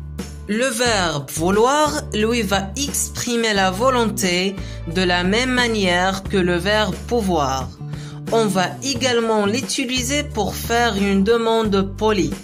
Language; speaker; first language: French; non-native, local second language; Arabic